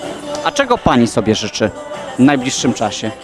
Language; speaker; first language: Polish; native; Polish